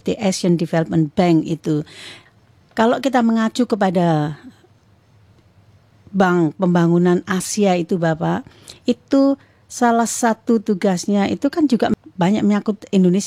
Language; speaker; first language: Indonesian; native; Indonesian